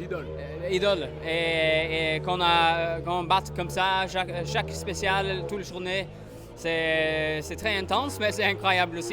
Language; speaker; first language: French; non-native, learner; Swedish